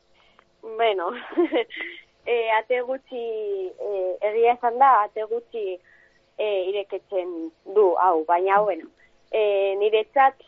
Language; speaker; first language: Basque; non-native, local second language; Spanish